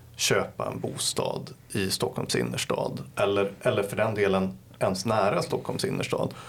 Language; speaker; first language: Swedish; native; Swedish